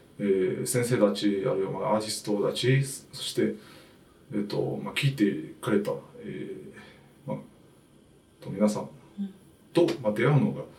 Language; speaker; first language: Japanese; non-native, fluent; Chinese